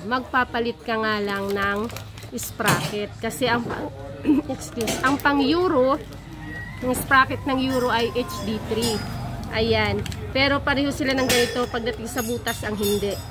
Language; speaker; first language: Filipino; native; Filipino